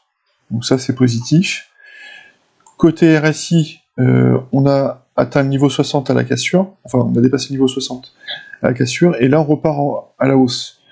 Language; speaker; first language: French; native; French